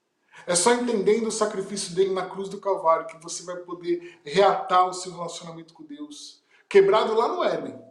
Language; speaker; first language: Portuguese; native; Portuguese